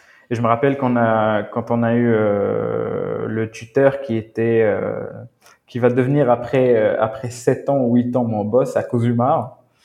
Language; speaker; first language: French; non-native, local second language; Arabic